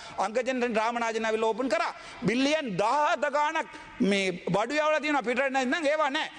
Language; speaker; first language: Sinhala; non-native, local second language; Tamil